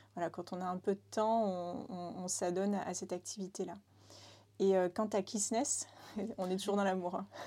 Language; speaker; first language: French; native; French